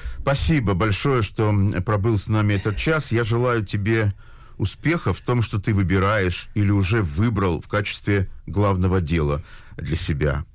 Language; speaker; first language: Russian; native; Russian